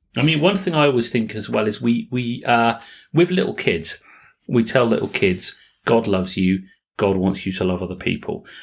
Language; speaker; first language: English; native; English